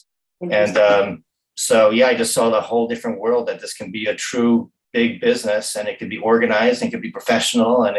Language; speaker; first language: English; native; English